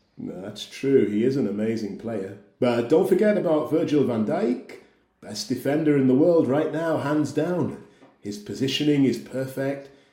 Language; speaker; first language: English; native; English